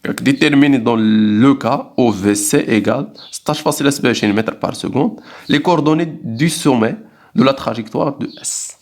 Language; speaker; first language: French; non-native, local second language; Arabic